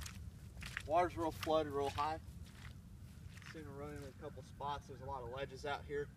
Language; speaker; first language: English; native; English